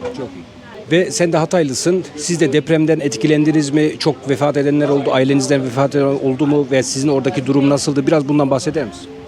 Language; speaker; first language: Turkish; native; Turkish